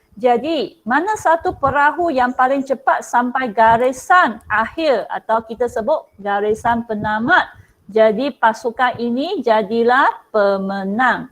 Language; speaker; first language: Malay; non-native, local second language; Chinese